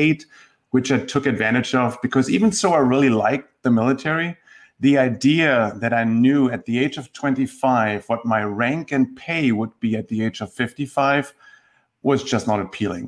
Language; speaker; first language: English; non-native, fluent; German